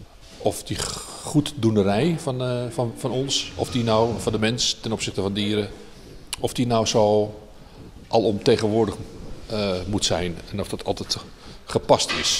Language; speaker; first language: Dutch; native; Dutch